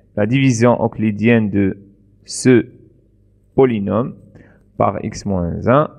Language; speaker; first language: French; non-native, local second language; Arabic